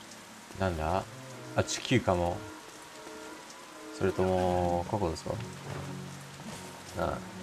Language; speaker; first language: Japanese; non-native, learner; English